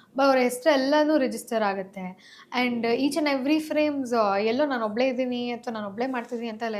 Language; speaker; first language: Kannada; non-native, local second language; Malayalam